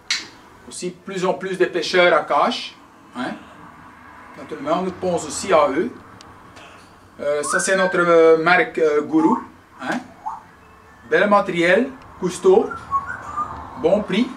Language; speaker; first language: French; non-native, local second language; Dutch